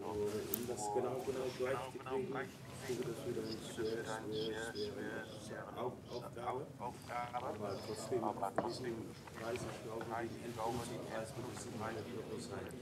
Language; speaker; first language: German; non-native, fluent; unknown